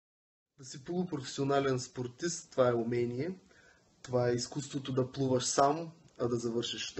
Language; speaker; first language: Bulgarian; native; Bulgarian